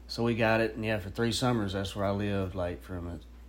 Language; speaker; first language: English; native; English